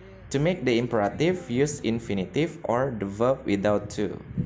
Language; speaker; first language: English; non-native, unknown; Indonesian